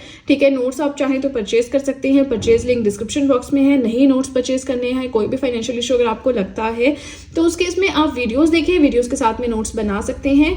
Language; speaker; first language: Hindi; native; Hindi